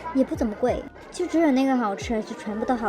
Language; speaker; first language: Chinese; non-native, fluent; Vietnamese